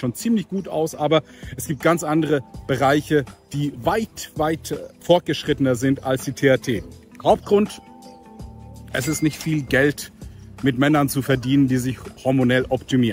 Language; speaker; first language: German; native; German